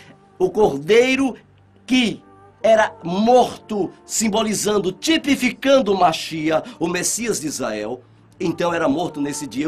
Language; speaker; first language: Portuguese; native; Portuguese